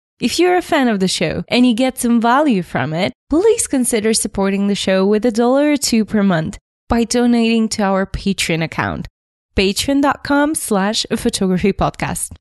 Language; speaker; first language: English; non-native, fluent; Bulgarian